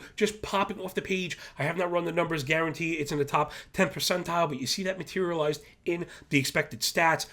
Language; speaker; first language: English; native; English